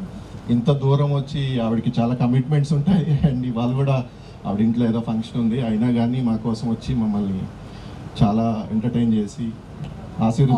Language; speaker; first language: Telugu; native; Telugu